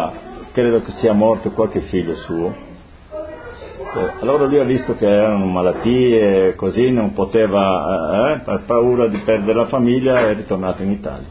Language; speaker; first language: Italian; non-native, local second language; Friulian